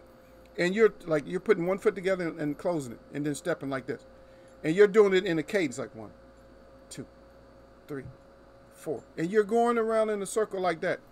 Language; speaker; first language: English; native; English